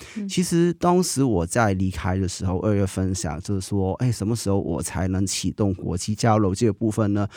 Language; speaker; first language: Chinese; non-native, local second language; Cantonese